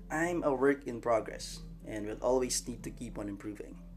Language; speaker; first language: English; non-native, local second language; Filipino